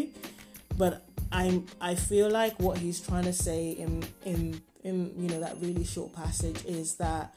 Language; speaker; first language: English; non-native, local second language; Yoruba